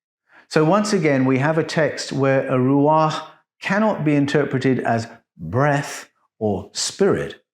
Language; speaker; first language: English; native; English